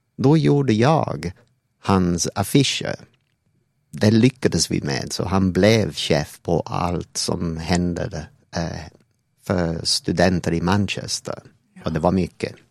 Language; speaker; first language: Swedish; non-native, fluent; English